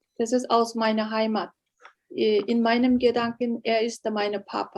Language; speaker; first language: German; non-native, learner; Uyghur